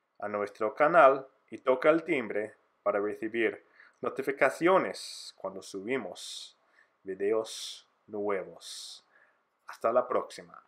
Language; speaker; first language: Spanish; non-native, fluent; English